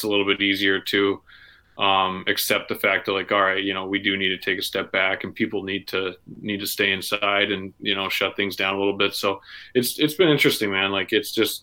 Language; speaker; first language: English; native; English